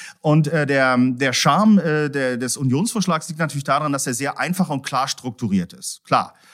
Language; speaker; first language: German; native; German